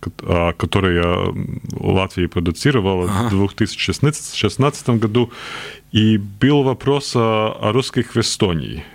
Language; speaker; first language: Russian; non-native, local second language; Latvian